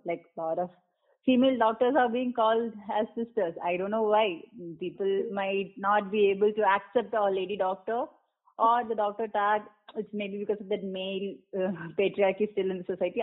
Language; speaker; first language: English; non-native, local second language; Malayalam